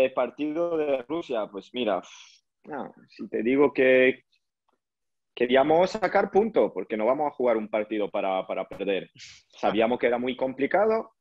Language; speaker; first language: Spanish; early bilingual, heritage; French